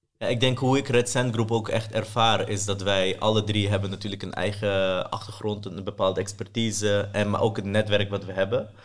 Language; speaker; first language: Dutch; early bilingual, other home language; Persian